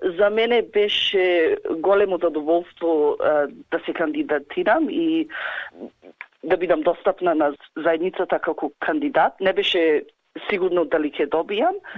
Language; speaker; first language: Macedonian; early bilingual, heritage; Macedonian